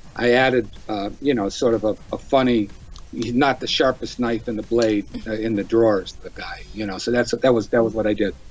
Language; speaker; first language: English; native; English